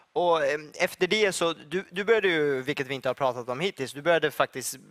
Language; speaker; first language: Swedish; native; Swedish